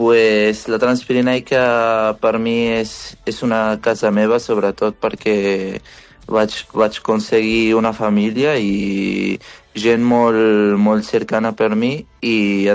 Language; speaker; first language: Catalan; non-native, fluent; Arabic